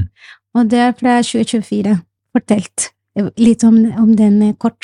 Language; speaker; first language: Norwegian; non-native, fluent; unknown